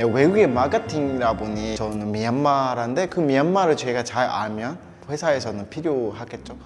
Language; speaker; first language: Korean; non-native, learner; Burmese